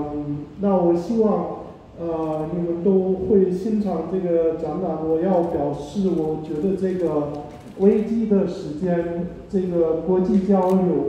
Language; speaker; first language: Chinese; non-native, fluent; German